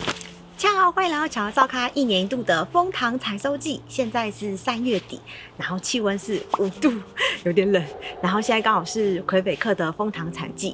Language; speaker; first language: Chinese; native; Chinese